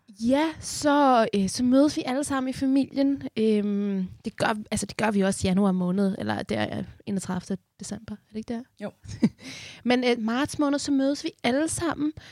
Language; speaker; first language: Danish; early bilingual, other home language; Persian